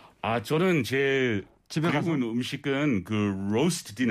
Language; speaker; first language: Korean; non-native, learner; English